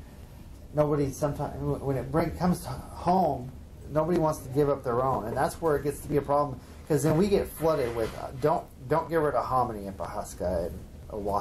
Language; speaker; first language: English; native; English